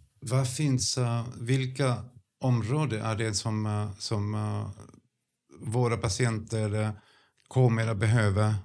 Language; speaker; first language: Swedish; non-native, fluent; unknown